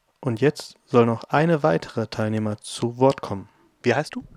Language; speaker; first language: German; native; German